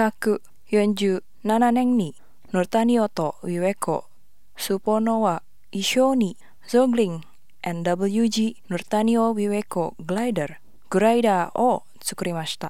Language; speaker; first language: Japanese; non-native, fluent; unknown